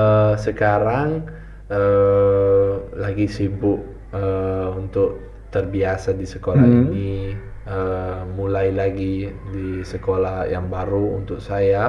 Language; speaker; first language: Indonesian; non-native, fluent; Italian